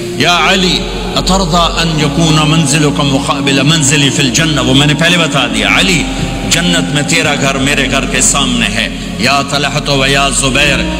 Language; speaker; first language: Urdu; non-native, local second language; Punjabi